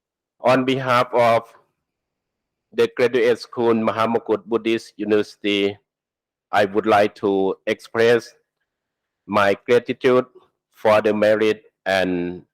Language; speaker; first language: English; non-native, learner; Thai